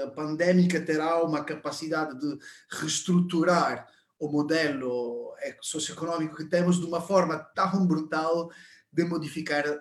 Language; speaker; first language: Portuguese; non-native, fluent; Italian